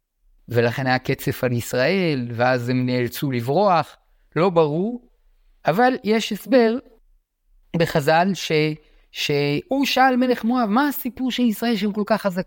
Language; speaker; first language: Hebrew; native; Hebrew